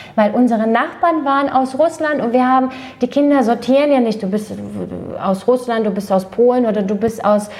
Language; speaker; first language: German; non-native, fluent; Latvian